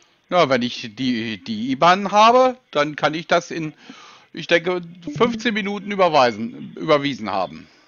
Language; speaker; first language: German; native; German